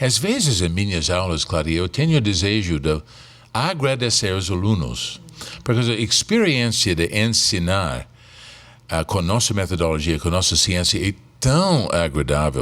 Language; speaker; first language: Portuguese; non-native, fluent; English